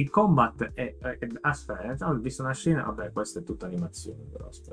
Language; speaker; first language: Italian; native; Italian